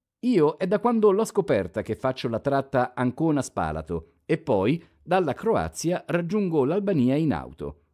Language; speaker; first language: Italian; non-native, fluent; Albanian